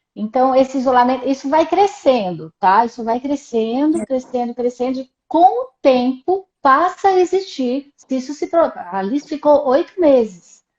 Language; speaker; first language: Portuguese; native; Portuguese